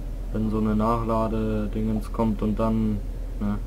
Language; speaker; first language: German; native; German